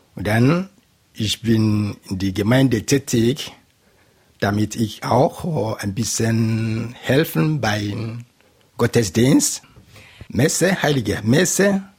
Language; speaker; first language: German; non-native, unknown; Igbo